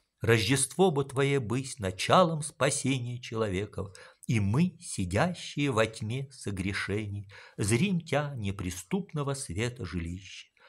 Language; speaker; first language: Russian; non-native, local second language; Ukrainian